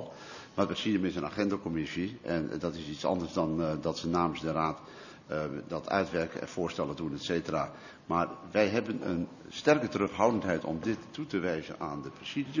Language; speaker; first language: Dutch; native; Dutch